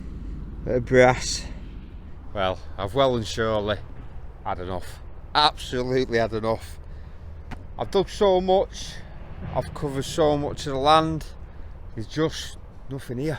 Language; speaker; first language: English; native; English